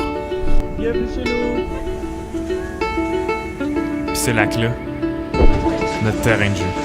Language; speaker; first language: French; native; French